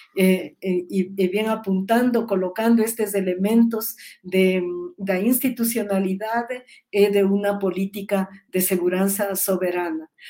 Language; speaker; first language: Spanish; native; Spanish